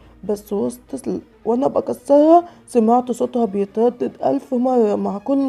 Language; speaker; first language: Arabic; native; Arabic